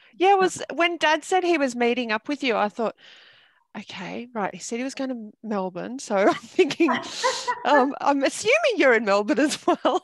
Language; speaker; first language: English; native; English